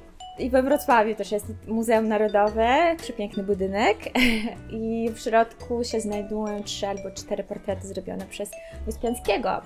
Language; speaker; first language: Polish; non-native, fluent; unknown